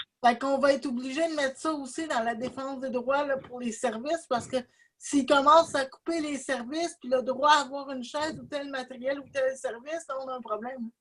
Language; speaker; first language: French; native; French